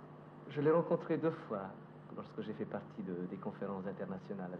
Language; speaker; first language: French; non-native, fluent; Somali